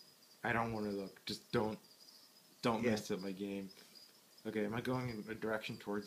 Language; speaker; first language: English; native; English